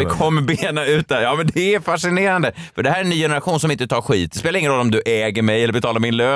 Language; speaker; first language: Swedish; native; Swedish